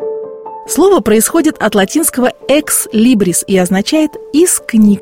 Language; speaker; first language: Russian; native; Russian